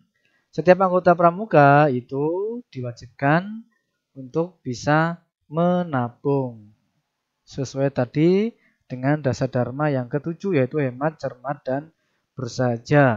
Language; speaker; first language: Indonesian; native; Indonesian